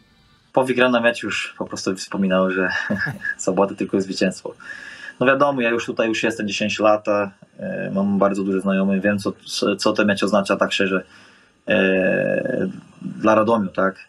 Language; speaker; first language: Polish; non-native, fluent; Portuguese